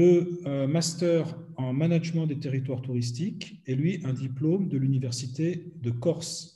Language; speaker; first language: French; native; French